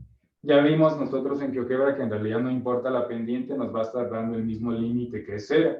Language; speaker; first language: Spanish; native; Spanish